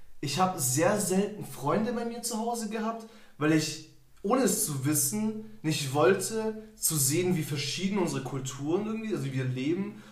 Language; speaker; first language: German; early bilingual, other home language; Turkish